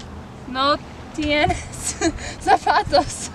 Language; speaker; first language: Spanish; non-native, learner; English